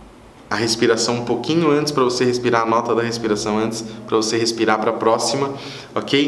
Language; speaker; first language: Portuguese; native; Portuguese